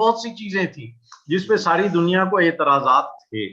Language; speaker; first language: Urdu; native; Urdu